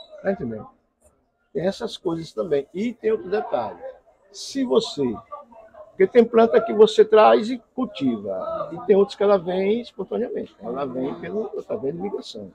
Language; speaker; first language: Portuguese; native; Portuguese